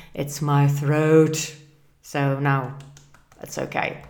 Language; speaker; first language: English; non-native, fluent; Czech